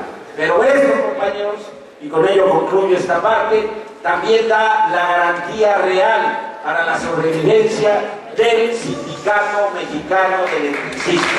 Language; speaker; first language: Spanish; native; Spanish